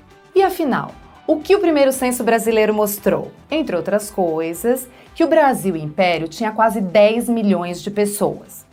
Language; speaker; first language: Portuguese; native; Portuguese